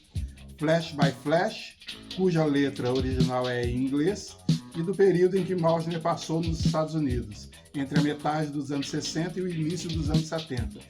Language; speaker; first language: Portuguese; native; Portuguese